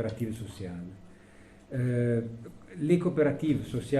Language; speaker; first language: French; non-native, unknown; Italian